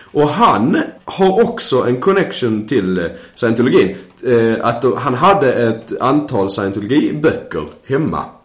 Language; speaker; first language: Swedish; native; Swedish